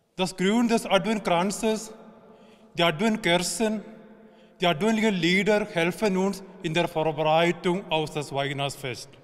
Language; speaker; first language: German; non-native, fluent; Malayalam